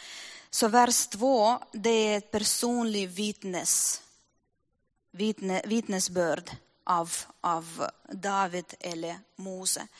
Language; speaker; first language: Swedish; non-native, fluent; Russian